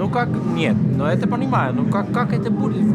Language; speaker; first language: Russian; non-native, learner; Dutch